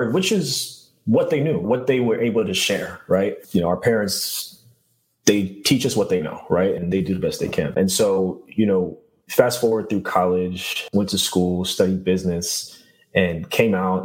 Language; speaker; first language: English; native; English